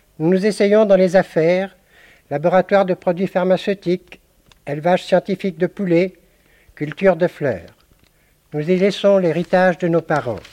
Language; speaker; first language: French; native; French